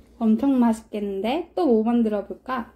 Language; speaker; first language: Korean; native; Korean